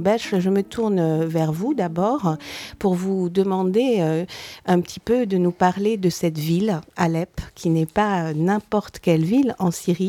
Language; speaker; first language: French; native; French